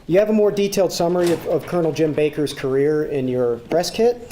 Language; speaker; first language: English; native; English